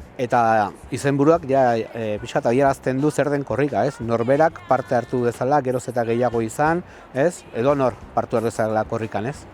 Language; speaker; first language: Basque; native; Basque